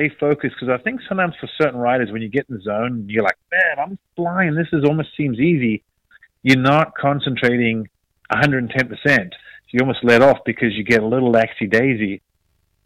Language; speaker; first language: English; native; English